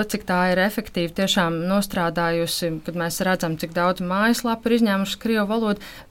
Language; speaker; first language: Latvian; non-native, local second language; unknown